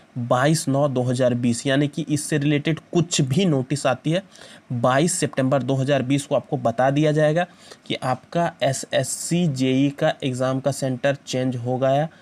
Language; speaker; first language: Hindi; native; Hindi